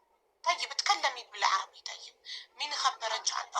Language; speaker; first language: Arabic; non-native, fluent; Amharic